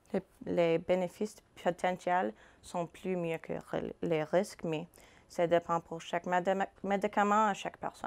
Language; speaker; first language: French; non-native, fluent; English